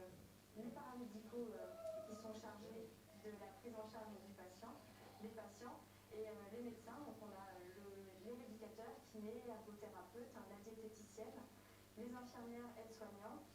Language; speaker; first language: French; native; French